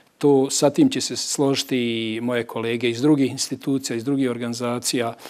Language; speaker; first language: Bosnian; native; Bosnian